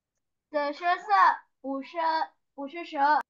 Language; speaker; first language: Chinese; non-native, learner; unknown